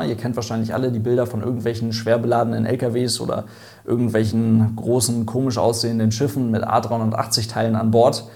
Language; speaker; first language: German; native; German